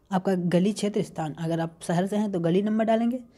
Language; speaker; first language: Hindi; native; Hindi